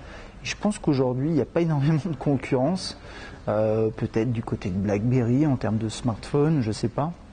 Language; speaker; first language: French; native; French